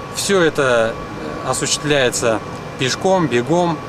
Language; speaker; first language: Russian; native; Russian